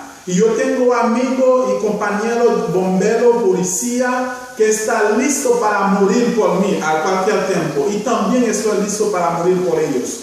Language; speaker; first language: Spanish; non-native, fluent; Haitian Creole